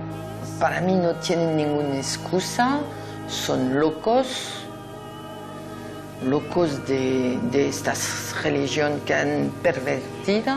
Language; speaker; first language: Spanish; non-native, fluent; French